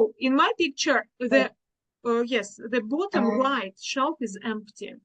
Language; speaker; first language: English; non-native, fluent; Russian